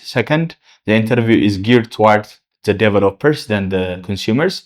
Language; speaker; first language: English; non-native, local second language; Amharic